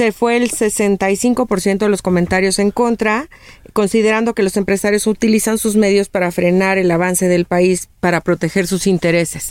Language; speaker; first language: Spanish; native; Spanish